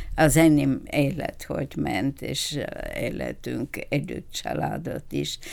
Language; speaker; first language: Hungarian; non-native, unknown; Bulgarian